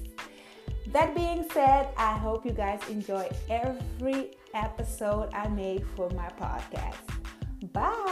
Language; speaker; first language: English; non-native, fluent; Dutch